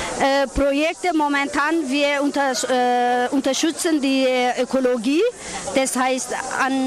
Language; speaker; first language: German; non-native, learner; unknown